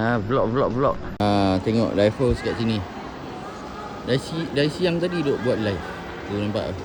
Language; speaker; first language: Malay; native; Malay